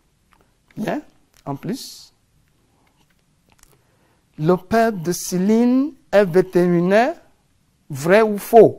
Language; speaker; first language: French; non-native, fluent; English